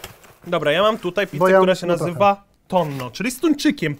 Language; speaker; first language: Polish; native; Polish